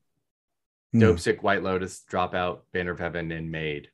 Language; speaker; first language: English; native; English